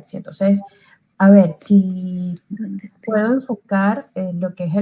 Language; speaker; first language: Spanish; native; Spanish